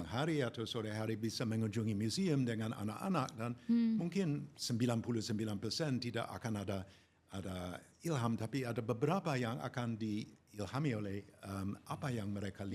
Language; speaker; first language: Indonesian; non-native, fluent; English